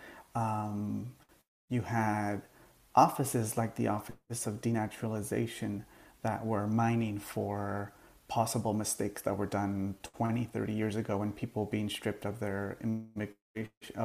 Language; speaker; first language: English; early bilingual, other home language; Spanish